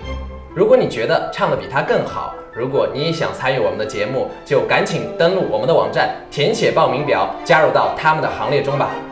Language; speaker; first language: Chinese; native; Chinese